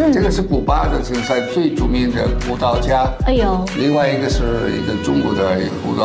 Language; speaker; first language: Chinese; non-native, fluent; Spanish